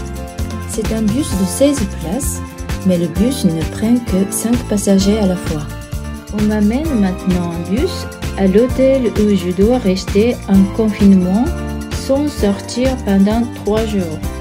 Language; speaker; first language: French; non-native, fluent; Japanese